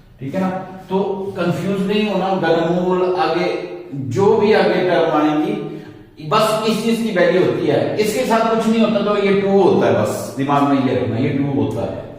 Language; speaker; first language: Hindi; non-native, local second language; Punjabi